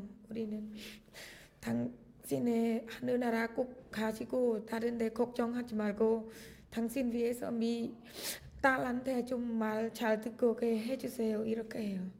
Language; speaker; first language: Korean; non-native, learner; Khmer